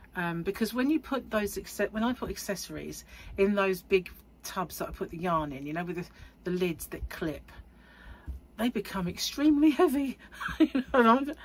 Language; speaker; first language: English; native; English